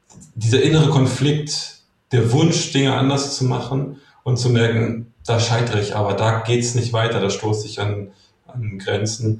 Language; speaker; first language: German; native; German